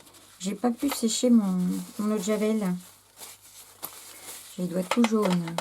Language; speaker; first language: French; native; French